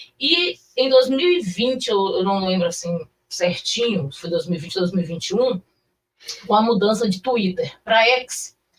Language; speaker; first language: Portuguese; native; Portuguese